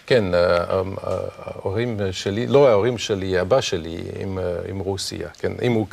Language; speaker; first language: Hebrew; non-native, learner; French